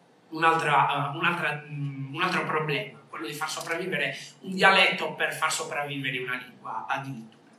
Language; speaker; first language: Italian; native; Italian